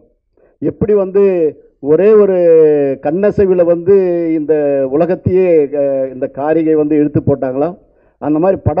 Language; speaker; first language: Tamil; native; Tamil